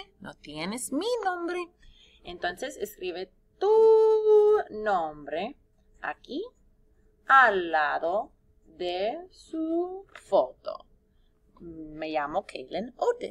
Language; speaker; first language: Spanish; non-native, fluent; English